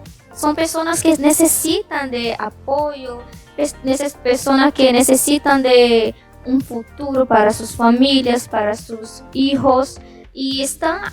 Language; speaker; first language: Spanish; non-native, learner; Portuguese